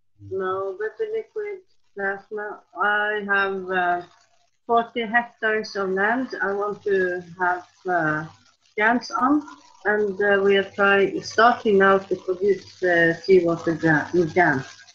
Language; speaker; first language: English; non-native, fluent; Norwegian